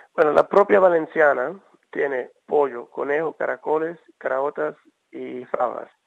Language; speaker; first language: Spanish; early bilingual, heritage; Spanish